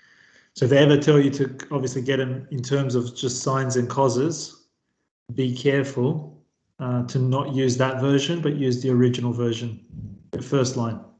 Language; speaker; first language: English; native; English